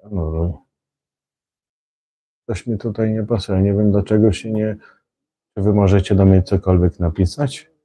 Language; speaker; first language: Polish; native; Polish